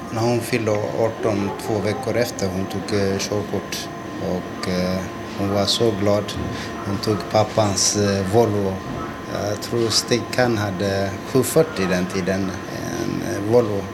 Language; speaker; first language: Swedish; non-native, learner; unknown